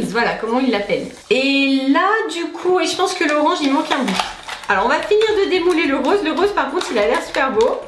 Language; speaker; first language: French; native; French